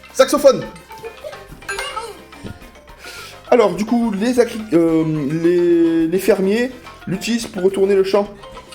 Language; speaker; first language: French; native; French